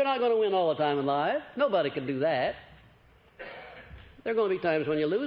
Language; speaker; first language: English; native; English